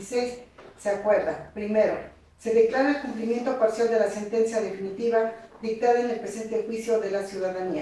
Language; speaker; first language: Spanish; native; Spanish